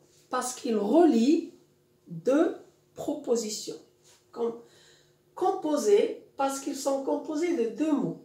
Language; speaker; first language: French; non-native, local second language; Arabic